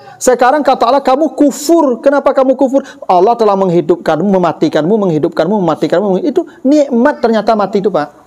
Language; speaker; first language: Malay; non-native, local second language; Minangkabau